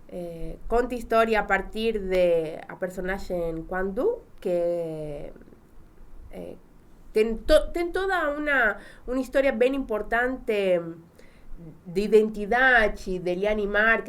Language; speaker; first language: Portuguese; non-native, fluent; Spanish